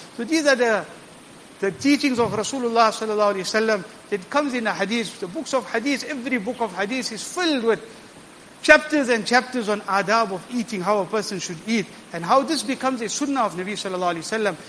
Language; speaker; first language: English; native; English